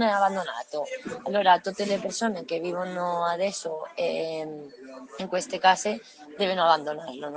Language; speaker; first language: Italian; non-native, learner; Spanish